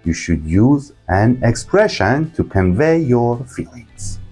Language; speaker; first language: English; non-native, fluent; Persian